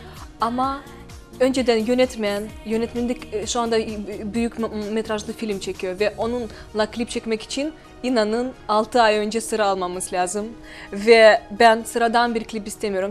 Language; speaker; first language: Turkish; non-native, fluent; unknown